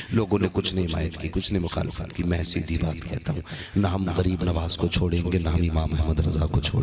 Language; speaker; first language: Hindi; native; Hindi